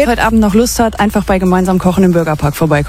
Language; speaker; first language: German; native; German